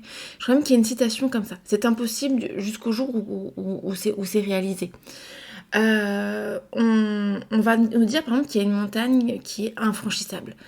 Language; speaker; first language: French; native; French